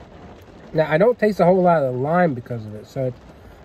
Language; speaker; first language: English; native; English